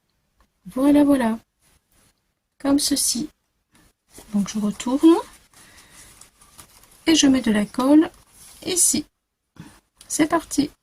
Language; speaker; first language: French; native; French